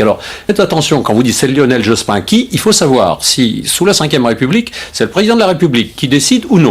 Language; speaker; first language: French; native; French